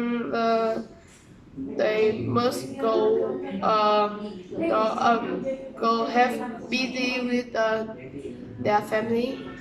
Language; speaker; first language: English; non-native, learner; Vietnamese